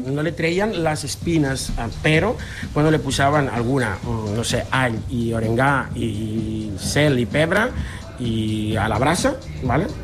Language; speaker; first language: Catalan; non-native, fluent; Spanish